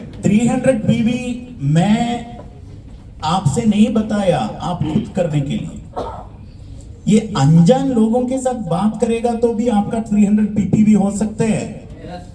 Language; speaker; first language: Hindi; non-native, learner; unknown